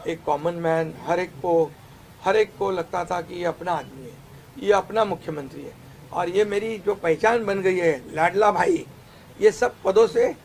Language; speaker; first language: Hindi; non-native, local second language; Marathi